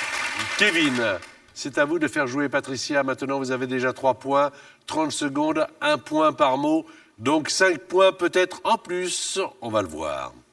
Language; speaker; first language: French; native; French